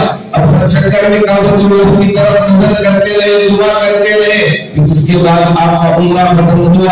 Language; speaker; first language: Urdu; native; Urdu